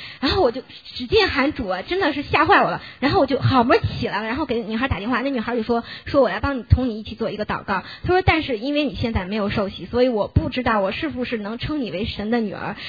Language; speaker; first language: Chinese; native; Chinese